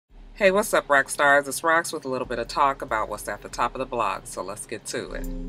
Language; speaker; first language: English; native; English